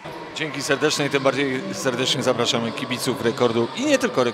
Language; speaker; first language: Polish; native; Polish